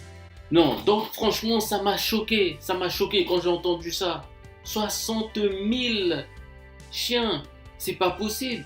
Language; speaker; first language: French; non-native, fluent; Japanese